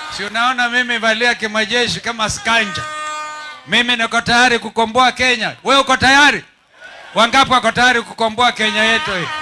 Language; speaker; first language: Swahili; non-native, local second language; Kamba